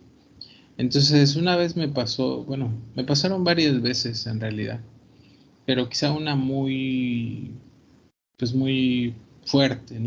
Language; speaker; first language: Spanish; native; Spanish